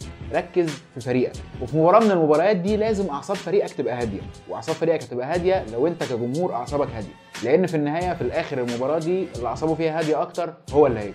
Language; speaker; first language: Arabic; native; Arabic